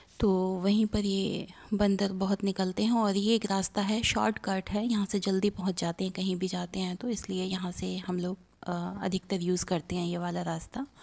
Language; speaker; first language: Hindi; native; Hindi